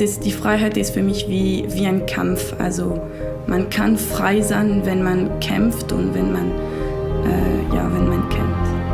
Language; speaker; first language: German; early bilingual, heritage; German